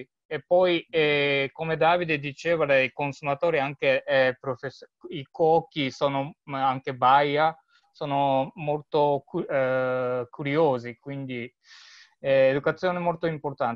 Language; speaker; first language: Italian; non-native, learner; Japanese